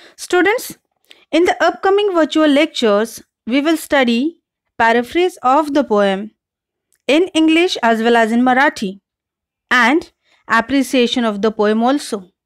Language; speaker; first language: English; non-native, local second language; Marathi